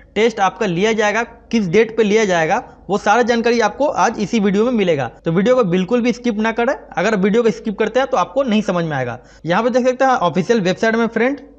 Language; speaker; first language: Hindi; non-native, local second language; Bangla